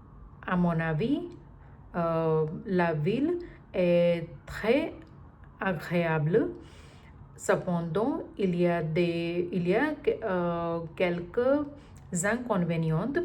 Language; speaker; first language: French; non-native, learner; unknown